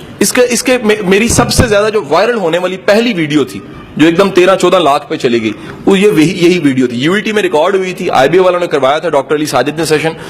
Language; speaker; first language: Urdu; non-native, local second language; Punjabi